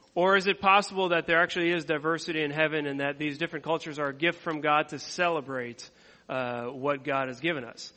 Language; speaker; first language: English; native; English